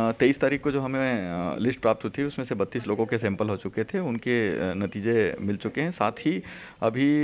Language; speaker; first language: Hindi; native; Hindi